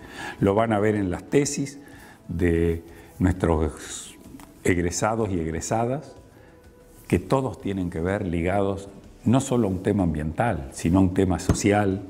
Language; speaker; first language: Spanish; native; Spanish